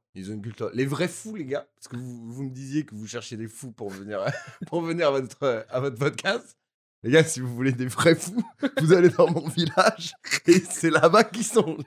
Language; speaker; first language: French; native; French